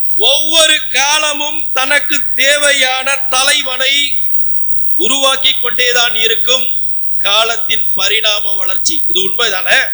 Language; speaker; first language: Tamil; non-native, local second language; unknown